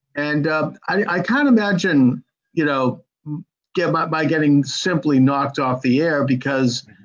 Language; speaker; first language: English; native; English